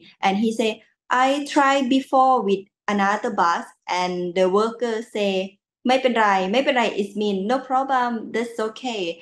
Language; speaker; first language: English; non-native, learner; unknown